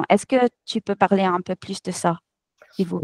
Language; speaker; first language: French; non-native, fluent; English